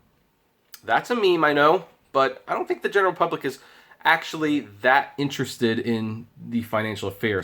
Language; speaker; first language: English; native; English